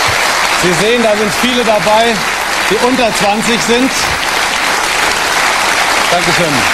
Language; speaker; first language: German; native; German